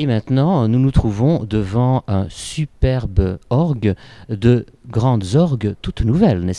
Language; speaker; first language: French; native; French